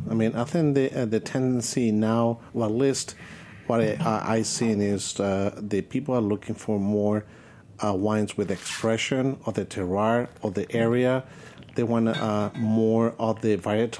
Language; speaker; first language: English; non-native, fluent; Spanish